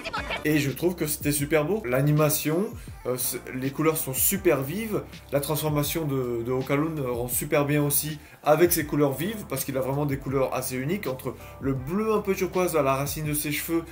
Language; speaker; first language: French; native; French